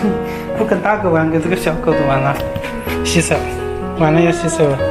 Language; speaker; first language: Chinese; native; Chinese